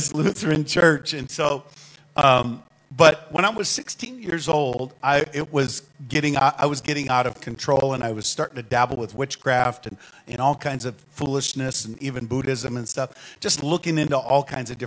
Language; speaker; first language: English; native; English